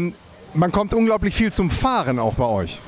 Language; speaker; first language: German; native; German